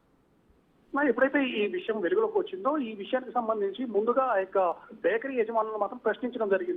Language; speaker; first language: Telugu; native; Telugu